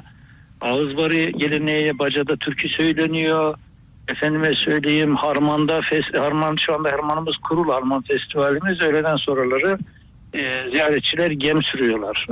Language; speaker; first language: Turkish; native; Turkish